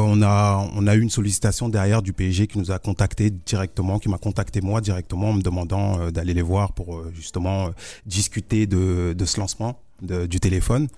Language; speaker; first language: French; early bilingual, other home language; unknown